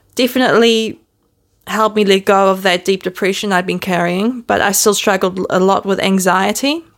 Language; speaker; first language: English; native; English